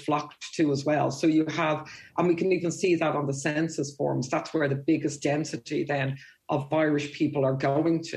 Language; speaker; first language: English; native; English